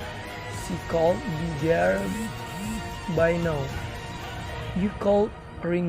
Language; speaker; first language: English; non-native, learner; Indonesian